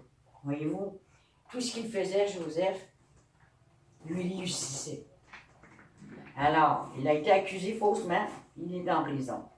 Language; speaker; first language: French; native; French